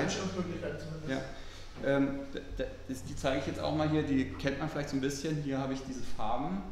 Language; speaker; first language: German; native; German